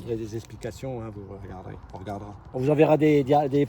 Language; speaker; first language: French; native; French